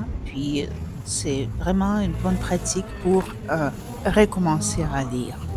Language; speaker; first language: French; non-native, fluent; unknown